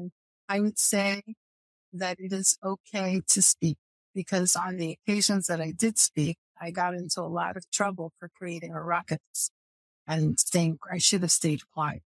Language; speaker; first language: English; native; English